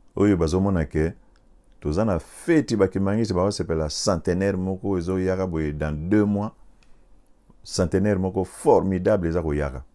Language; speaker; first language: Lingala; non-native, local second language; Kongo